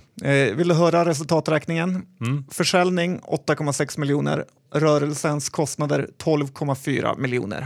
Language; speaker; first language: Swedish; native; Swedish